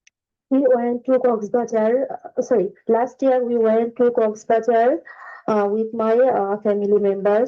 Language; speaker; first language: English; non-native, learner; Bangla